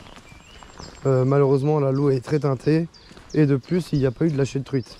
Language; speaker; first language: French; native; French